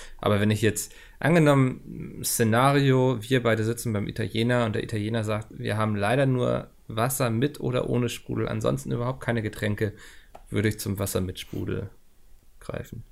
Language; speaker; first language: German; native; German